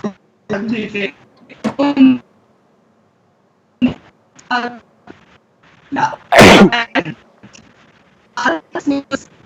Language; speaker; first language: German; non-native, learner; English